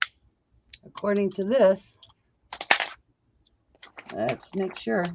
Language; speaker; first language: English; native; English